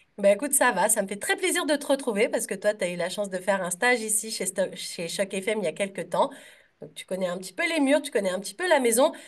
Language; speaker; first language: French; native; French